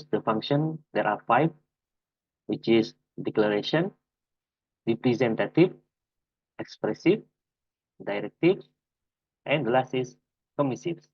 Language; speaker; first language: English; non-native, learner; Indonesian